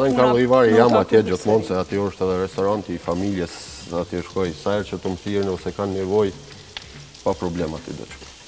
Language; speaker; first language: Albanian; early bilingual, heritage; Albanian